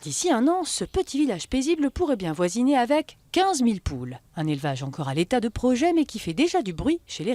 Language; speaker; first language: French; native; French